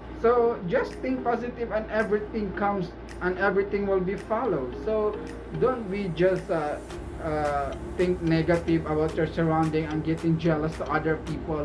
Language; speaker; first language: English; non-native, local second language; Filipino